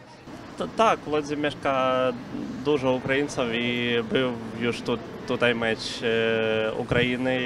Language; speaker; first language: Polish; non-native, learner; Ukrainian